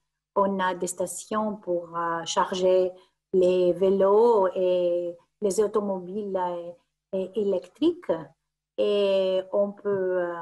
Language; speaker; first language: French; non-native, fluent; Greek